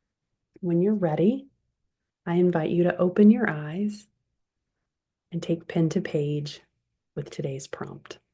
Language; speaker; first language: English; native; English